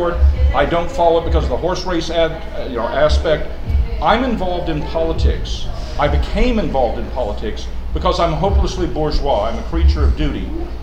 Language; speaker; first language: English; native; English